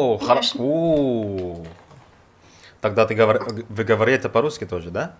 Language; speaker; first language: Russian; non-native, learner; Indonesian